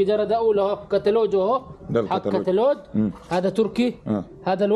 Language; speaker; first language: Arabic; native; Arabic